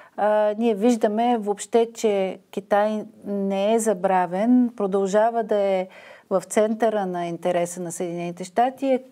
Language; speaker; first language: Bulgarian; native; Bulgarian